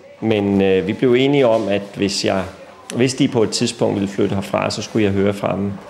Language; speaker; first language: Danish; native; Danish